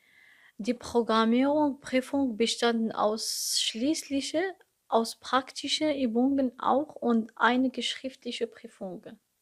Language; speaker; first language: German; non-native, learner; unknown